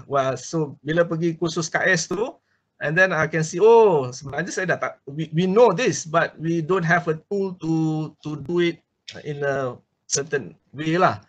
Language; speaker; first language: English; non-native, local second language; Malay